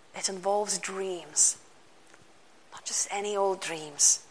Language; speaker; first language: English; non-native, fluent; Lithuanian